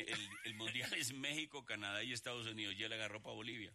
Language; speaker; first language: Spanish; native; Spanish